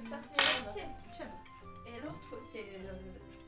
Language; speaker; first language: French; non-native, learner; Japanese